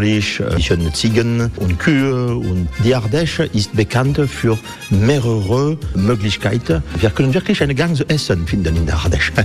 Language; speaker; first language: German; non-native, learner; French